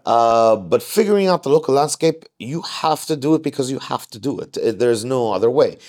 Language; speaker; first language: English; non-native, fluent; Arabic